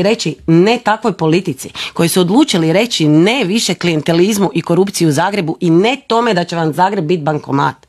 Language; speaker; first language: Croatian; native; Croatian